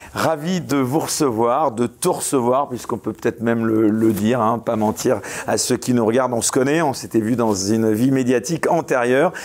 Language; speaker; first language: French; native; French